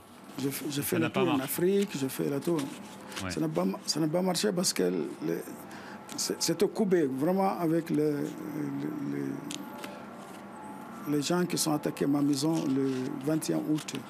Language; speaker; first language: French; non-native, fluent; Arabic